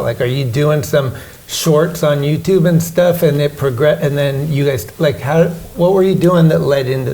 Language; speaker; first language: English; native; English